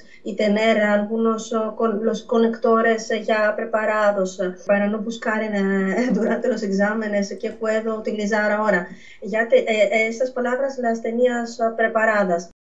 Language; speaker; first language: Spanish; non-native, fluent; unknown